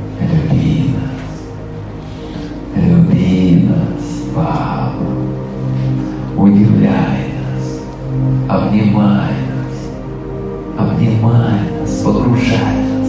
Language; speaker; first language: Russian; native; Russian